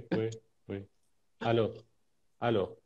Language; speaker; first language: French; non-native, fluent; Persian